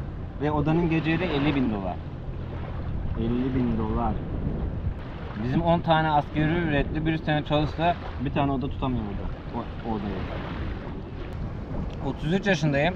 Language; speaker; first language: Turkish; native; Turkish